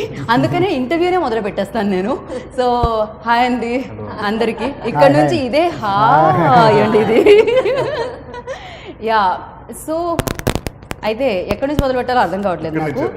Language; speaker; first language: Telugu; native; Telugu